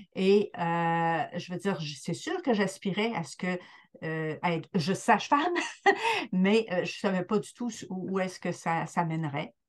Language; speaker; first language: French; native; French